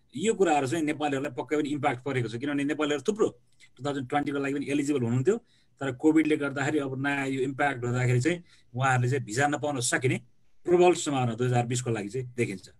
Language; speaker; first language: Nepali; native; Nepali